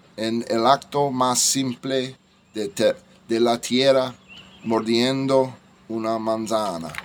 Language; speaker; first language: Spanish; non-native, learner; English